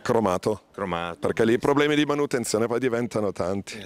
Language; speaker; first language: Italian; native; Italian